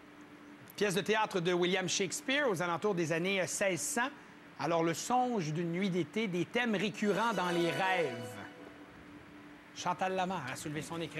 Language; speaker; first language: French; native; French